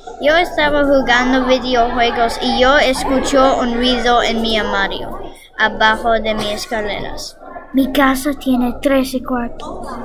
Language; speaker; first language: Spanish; non-native, learner; English